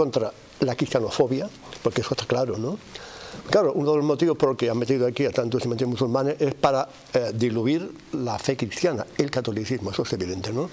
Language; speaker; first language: Spanish; native; Spanish